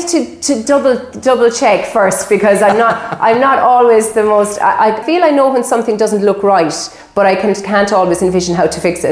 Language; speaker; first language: English; native; English